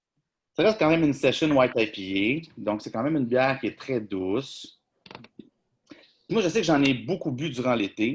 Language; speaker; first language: French; native; French